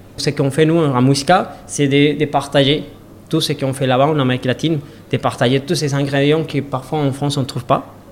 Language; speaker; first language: French; non-native, learner; Spanish